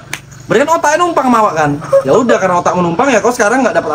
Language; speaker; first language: Malay; native; Malay